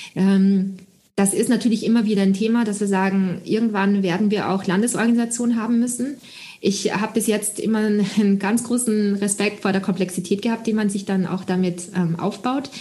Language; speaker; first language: German; early bilingual, other home language; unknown